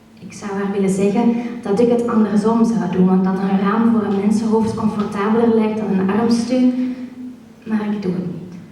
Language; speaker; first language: Dutch; native; Dutch